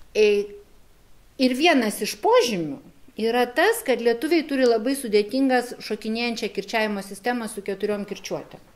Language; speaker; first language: Lithuanian; native; Lithuanian